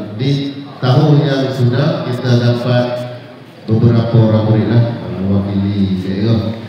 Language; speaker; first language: Malay; native; Malay